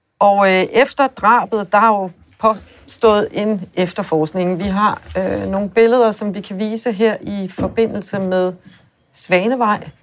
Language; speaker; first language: Danish; native; Danish